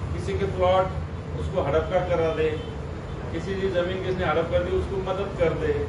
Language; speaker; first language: Hindi; non-native, local second language; Marathi